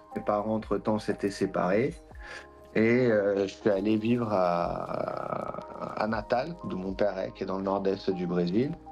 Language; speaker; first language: French; early bilingual, other home language; Portuguese